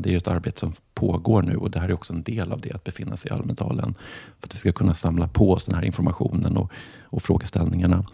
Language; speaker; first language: Swedish; native; Swedish